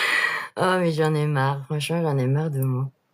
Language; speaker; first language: French; native; French